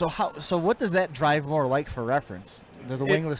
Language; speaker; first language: English; native; English